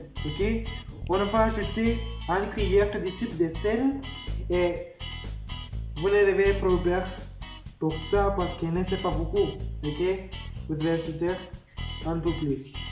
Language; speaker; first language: French; non-native, learner; Spanish